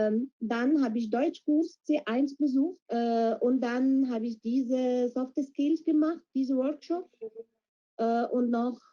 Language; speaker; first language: German; non-native, fluent; Arabic